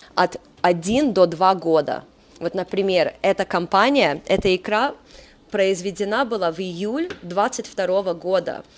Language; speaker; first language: Russian; early bilingual, heritage; Russian